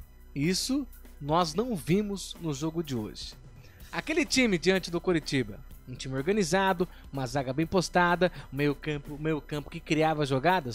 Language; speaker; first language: Portuguese; native; Portuguese